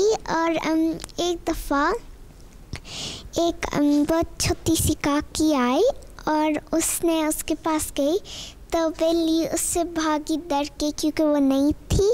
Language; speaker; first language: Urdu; early bilingual, heritage; Urdu